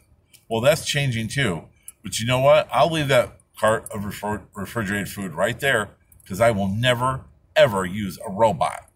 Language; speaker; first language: English; native; English